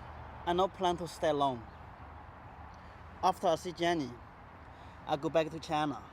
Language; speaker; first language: English; non-native, learner; Chinese